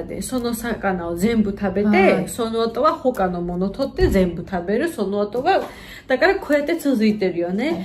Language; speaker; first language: Japanese; non-native, fluent; Georgian